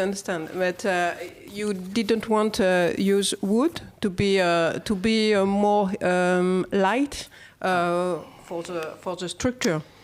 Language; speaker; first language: English; non-native, learner; French